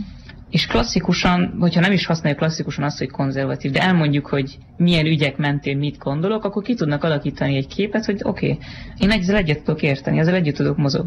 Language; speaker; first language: Hungarian; native; Hungarian